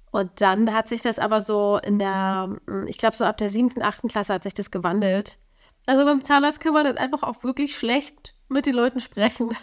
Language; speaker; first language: German; native; German